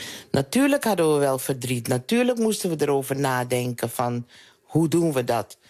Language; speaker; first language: Dutch; non-native, local second language; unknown